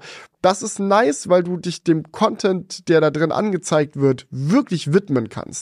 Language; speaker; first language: German; native; German